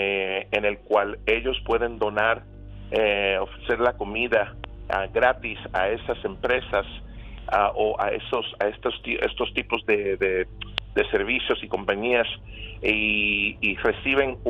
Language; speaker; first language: Spanish; early bilingual, other home language; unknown